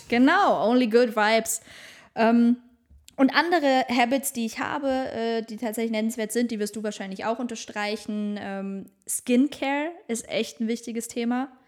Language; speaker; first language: German; native; German